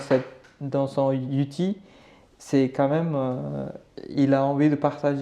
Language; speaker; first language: French; non-native, learner; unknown